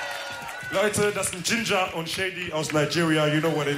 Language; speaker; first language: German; early bilingual, other home language; Wolof